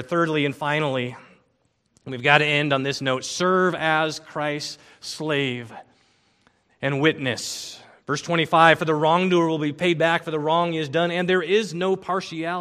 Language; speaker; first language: English; native; English